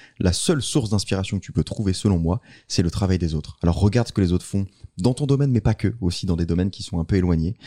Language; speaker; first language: French; native; French